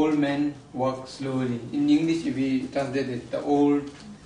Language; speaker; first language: English; non-native, learner; Tibetan